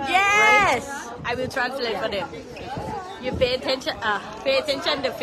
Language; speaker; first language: English; non-native, learner; Thai